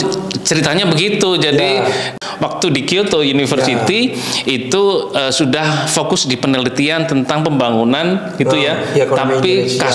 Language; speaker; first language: Indonesian; native; Indonesian